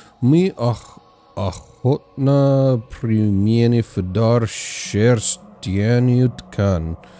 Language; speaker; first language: Russian; non-native, learner; English